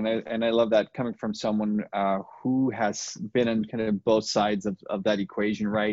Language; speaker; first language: English; native; English